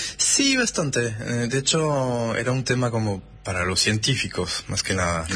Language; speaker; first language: Spanish; non-native, fluent; French